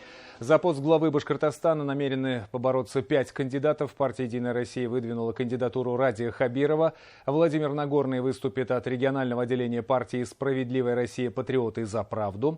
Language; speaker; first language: Russian; native; Russian